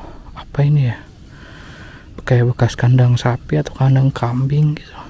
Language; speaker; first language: Indonesian; non-native, local second language; Sundanese